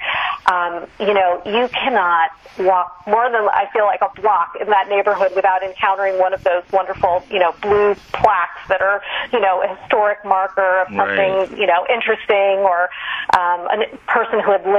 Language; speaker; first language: English; native; English